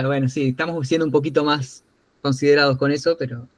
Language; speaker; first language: Spanish; native; Spanish